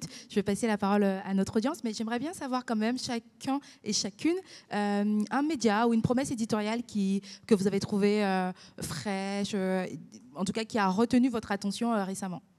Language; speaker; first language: French; native; French